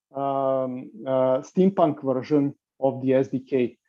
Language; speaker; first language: English; non-native, fluent; Serbian